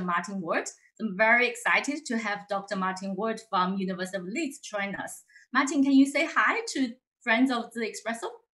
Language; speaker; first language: English; non-native, fluent; Chinese